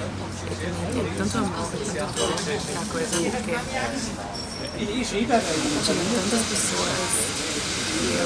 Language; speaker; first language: Portuguese; early bilingual, heritage; Portuguese